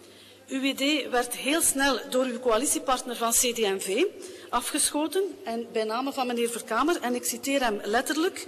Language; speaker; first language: Dutch; native; Dutch